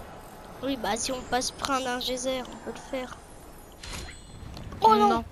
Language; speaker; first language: French; native; French